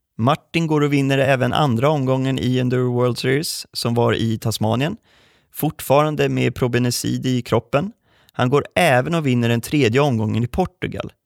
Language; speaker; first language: Swedish; native; Swedish